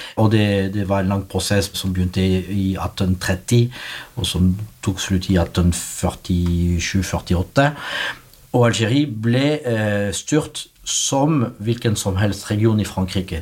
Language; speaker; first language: Norwegian; non-native, fluent; French